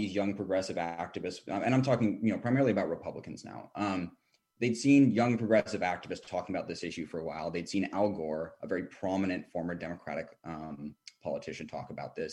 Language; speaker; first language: English; native; English